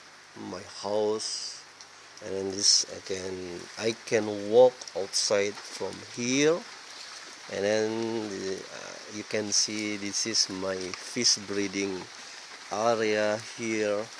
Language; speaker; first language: English; non-native, learner; Indonesian